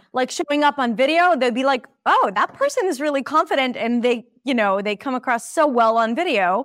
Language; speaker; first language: English; non-native, fluent; Hebrew